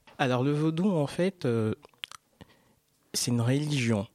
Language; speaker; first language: French; non-native, local second language; Fon